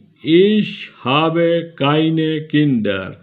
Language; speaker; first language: German; non-native, learner; Bangla